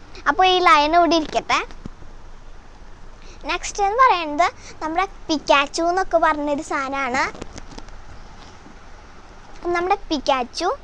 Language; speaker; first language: Malayalam; native; Malayalam